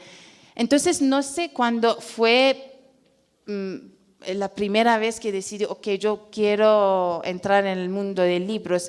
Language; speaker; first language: Spanish; non-native, fluent; Persian